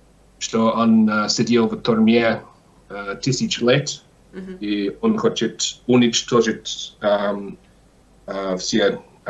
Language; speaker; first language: Russian; non-native, learner; English